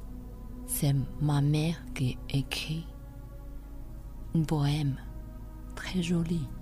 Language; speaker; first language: French; non-native, learner; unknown